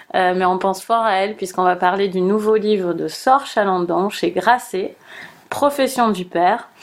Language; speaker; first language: French; native; French